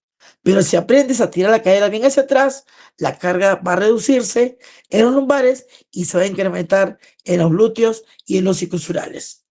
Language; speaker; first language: Spanish; native; Spanish